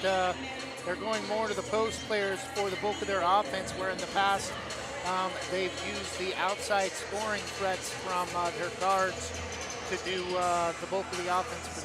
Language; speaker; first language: English; native; English